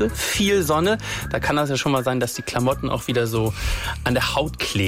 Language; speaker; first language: German; native; German